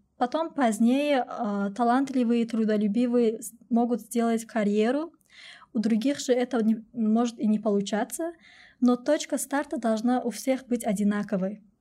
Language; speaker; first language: Russian; non-native, local second language; Tajik